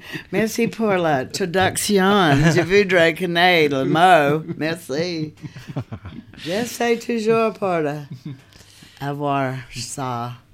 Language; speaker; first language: French; non-native, learner; English